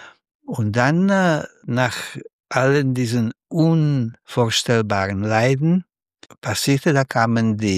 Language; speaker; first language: German; non-native, fluent; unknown